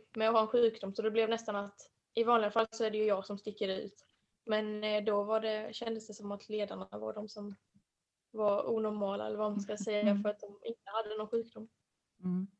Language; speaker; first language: Swedish; native; Swedish